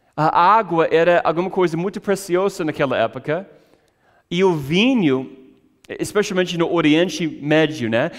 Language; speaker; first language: Portuguese; non-native, fluent; English